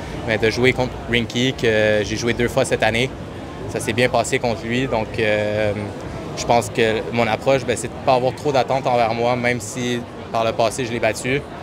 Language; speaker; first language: French; native; French